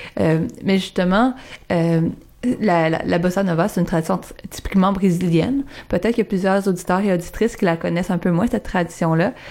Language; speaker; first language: French; early bilingual, other home language; Arabic